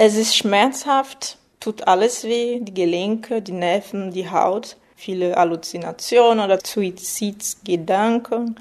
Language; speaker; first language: German; non-native, fluent; Portuguese